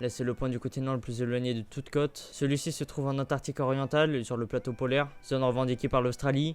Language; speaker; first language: French; native; French